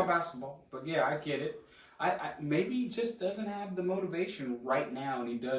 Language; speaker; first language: English; native; English